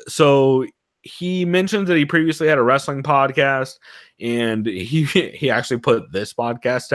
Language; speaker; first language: English; native; English